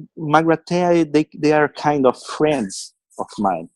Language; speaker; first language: English; non-native, learner; Portuguese